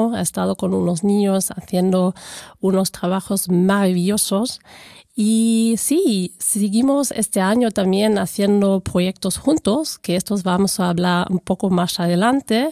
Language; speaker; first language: Spanish; non-native, fluent; German